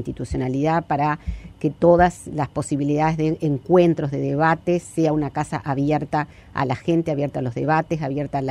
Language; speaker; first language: Spanish; native; Spanish